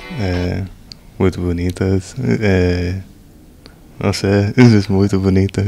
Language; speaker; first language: Portuguese; non-native, learner; English